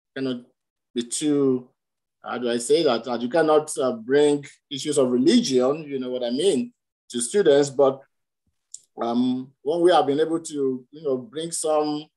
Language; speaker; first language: English; non-native, local second language; Yoruba